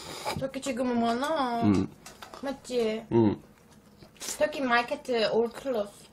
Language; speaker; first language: Korean; non-native, learner; Turkish